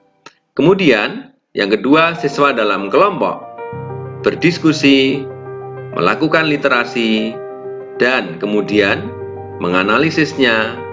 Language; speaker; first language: Indonesian; native; Indonesian